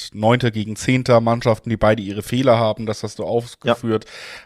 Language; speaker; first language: German; native; German